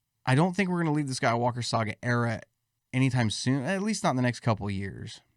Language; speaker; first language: English; native; English